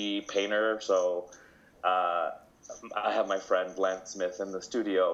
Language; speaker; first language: English; early bilingual, other home language; Spanish